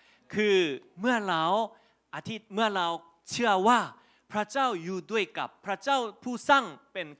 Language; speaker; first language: Thai; non-native, fluent; Korean